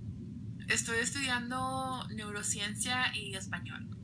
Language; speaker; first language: Spanish; early bilingual, other home language; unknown